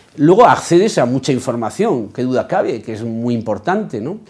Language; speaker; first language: Spanish; native; Spanish